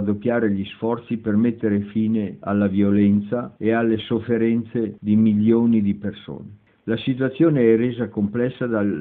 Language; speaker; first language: Italian; native; Italian